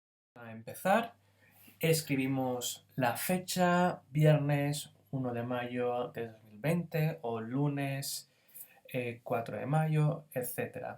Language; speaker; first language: Spanish; non-native, fluent; English